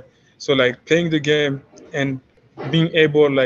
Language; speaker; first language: English; non-native, fluent; French